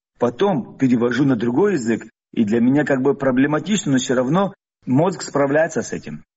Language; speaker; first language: Russian; non-native, fluent; Adyghe